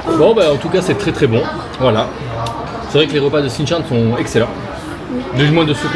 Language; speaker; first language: French; native; French